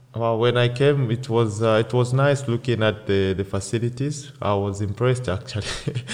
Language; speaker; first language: English; non-native, local second language; Bemba